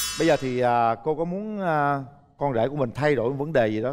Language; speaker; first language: Vietnamese; native; Vietnamese